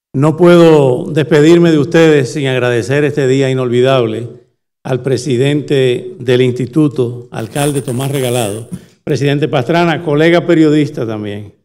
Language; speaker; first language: Spanish; native; Spanish